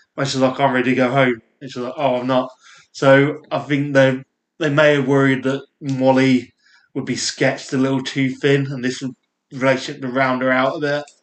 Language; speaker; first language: English; native; English